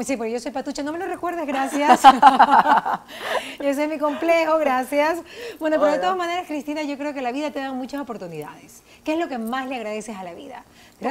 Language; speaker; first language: Spanish; native; Spanish